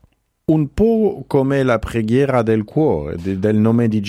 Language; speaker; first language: Italian; non-native, fluent; French